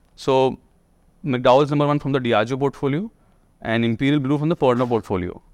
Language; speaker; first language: English; non-native, local second language; Hindi